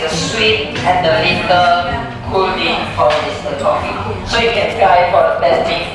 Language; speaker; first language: English; non-native, learner; Indonesian